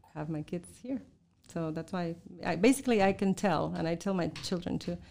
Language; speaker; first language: English; non-native, fluent; Spanish